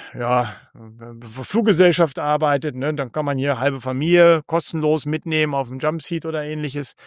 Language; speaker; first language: German; native; German